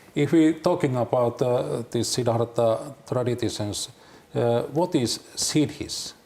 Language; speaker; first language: English; non-native, learner; Finnish